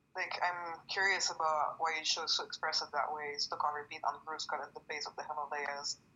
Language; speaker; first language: English; non-native, fluent; French